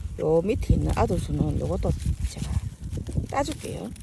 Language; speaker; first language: Korean; native; Korean